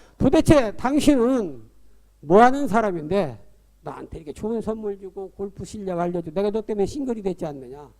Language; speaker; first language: Korean; native; Korean